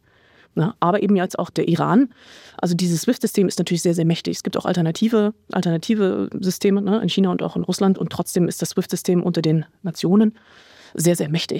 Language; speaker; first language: German; native; German